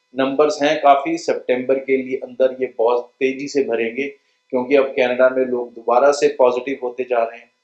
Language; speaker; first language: Hindi; non-native, local second language; Punjabi